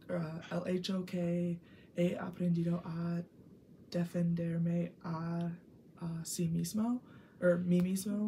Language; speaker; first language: Spanish; non-native, learner; English